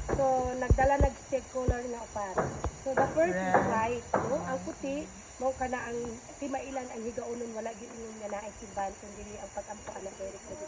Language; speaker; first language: Cebuano; non-native, local second language; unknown